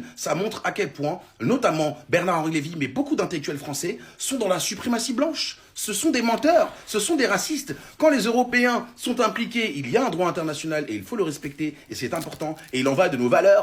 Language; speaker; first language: French; native; French